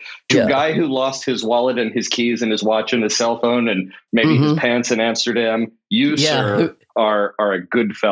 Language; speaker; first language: English; native; English